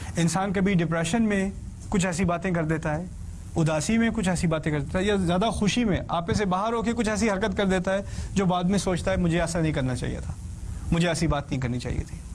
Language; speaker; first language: Urdu; early bilingual, heritage; Urdu